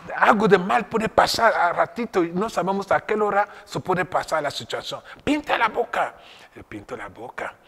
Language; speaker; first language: Spanish; non-native, fluent; French